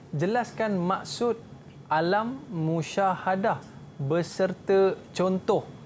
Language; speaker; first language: Malay; native; Malay